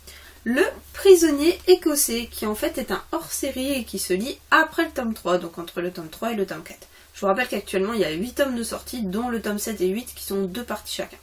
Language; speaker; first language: French; native; French